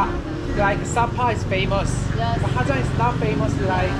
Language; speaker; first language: English; non-native, learner; Korean